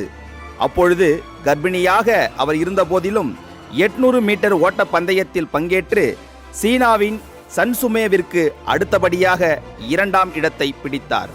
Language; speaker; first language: Tamil; native; Tamil